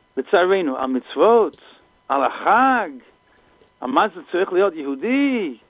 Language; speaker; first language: Hebrew; non-native, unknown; English